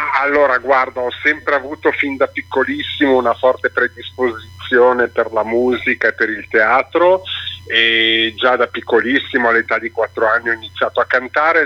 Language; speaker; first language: Italian; native; Italian